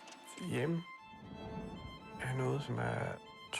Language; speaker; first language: Danish; early bilingual, other home language; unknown